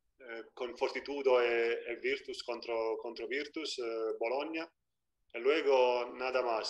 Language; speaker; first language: Spanish; non-native, fluent; Italian